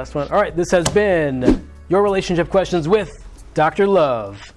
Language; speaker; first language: English; native; English